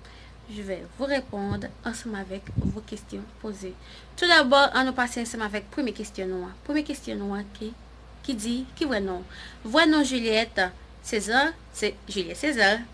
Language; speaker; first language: French; non-native, learner; Haitian Creole